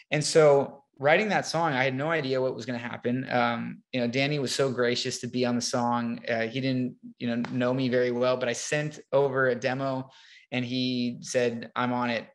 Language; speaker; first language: English; native; English